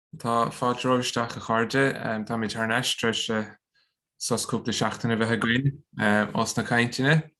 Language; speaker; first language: Irish; native; Irish